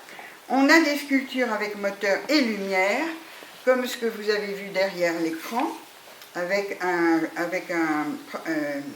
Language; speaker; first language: French; native; French